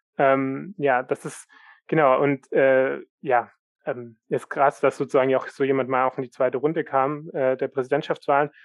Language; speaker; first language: German; native; German